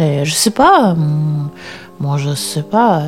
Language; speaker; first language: French; non-native, learner; Russian